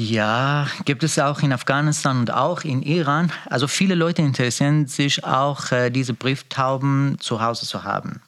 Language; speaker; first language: German; non-native, learner; Persian